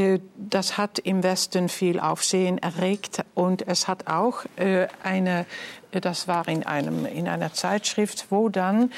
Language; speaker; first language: German; non-native, fluent; Dutch